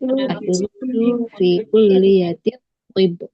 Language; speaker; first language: Arabic; non-native, learner; Indonesian